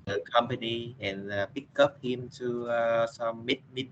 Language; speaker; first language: English; non-native, learner; Vietnamese